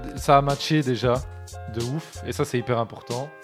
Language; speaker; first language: French; native; French